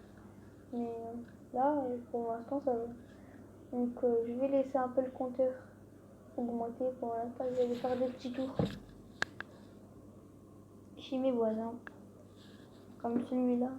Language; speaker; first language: French; native; French